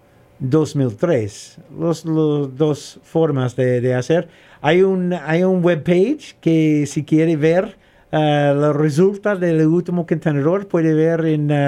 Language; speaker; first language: Spanish; non-native, learner; English